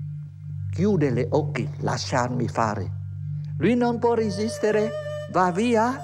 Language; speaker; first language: Italian; non-native, fluent; Vietnamese